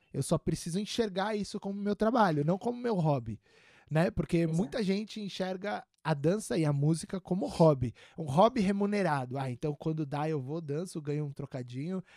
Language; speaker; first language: Portuguese; native; Portuguese